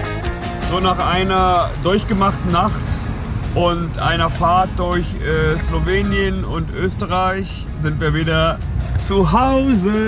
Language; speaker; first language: German; native; German